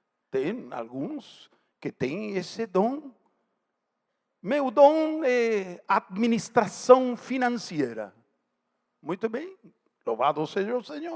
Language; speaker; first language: Portuguese; non-native, fluent; Spanish